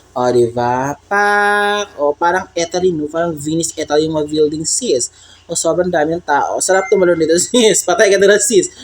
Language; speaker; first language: Filipino; non-native, local second language; Cebuano